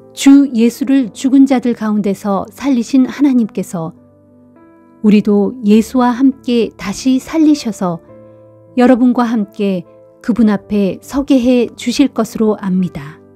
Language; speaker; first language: Korean; native; Korean